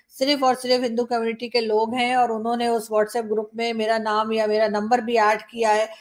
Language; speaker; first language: Urdu; native; Urdu